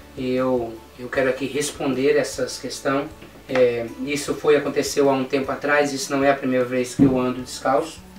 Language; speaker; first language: Portuguese; native; Portuguese